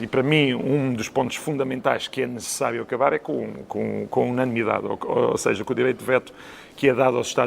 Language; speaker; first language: Portuguese; native; Portuguese